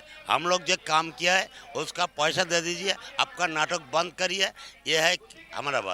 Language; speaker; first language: Hindi; non-native, local second language; Bangla